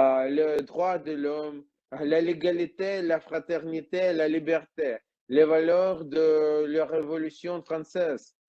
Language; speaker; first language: French; non-native, learner; Ukrainian